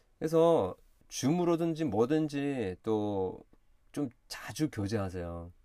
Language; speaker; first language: Korean; early bilingual, heritage; Korean